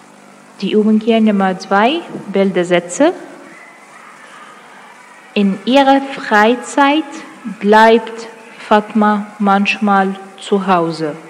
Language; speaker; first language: German; non-native, fluent; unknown